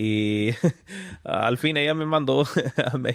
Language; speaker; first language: Spanish; early bilingual, other home language; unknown